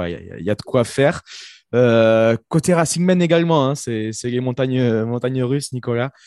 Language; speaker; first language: French; native; French